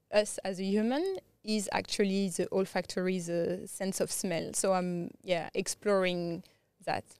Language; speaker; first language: English; non-native, fluent; French